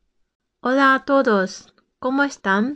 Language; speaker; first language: Spanish; non-native, fluent; Japanese